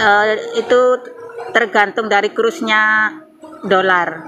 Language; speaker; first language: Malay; non-native, local second language; Javanese